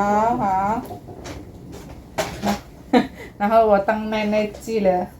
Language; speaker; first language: Chinese; non-native, learner; Indonesian